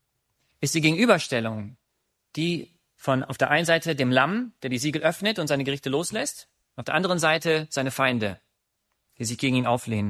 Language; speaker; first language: German; native; German